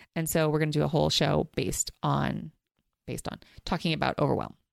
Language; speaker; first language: English; native; English